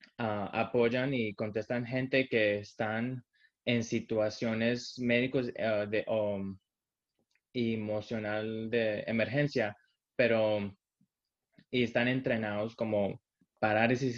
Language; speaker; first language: Spanish; early bilingual, heritage; Spanish